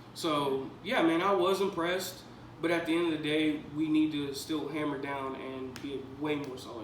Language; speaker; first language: English; native; English